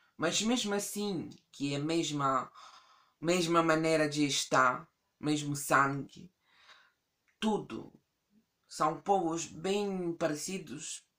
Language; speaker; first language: Portuguese; non-native, fluent; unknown